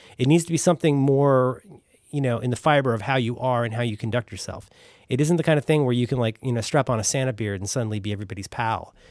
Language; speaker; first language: English; native; English